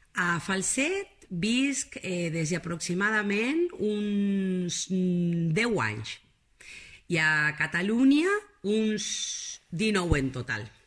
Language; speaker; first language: Catalan; non-native, fluent; Spanish